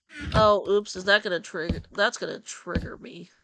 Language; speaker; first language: English; native; English